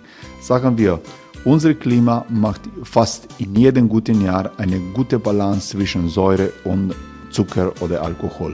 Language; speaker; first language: German; non-native, learner; Croatian